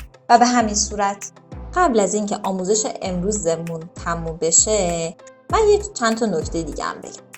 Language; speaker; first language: Persian; native; Persian